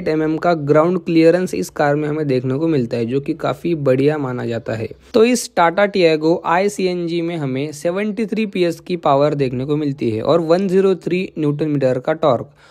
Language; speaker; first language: Hindi; non-native, local second language; Marathi